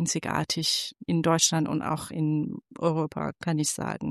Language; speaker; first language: German; non-native, fluent; Persian